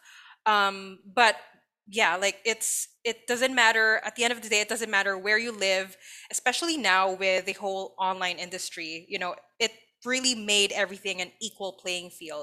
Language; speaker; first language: English; non-native, local second language; Filipino